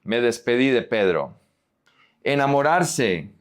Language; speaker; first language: Spanish; non-native, fluent; English